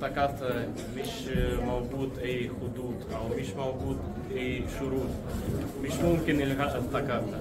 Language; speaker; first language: Arabic; non-native, learner; Russian